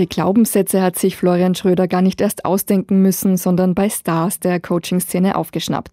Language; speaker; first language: German; native; German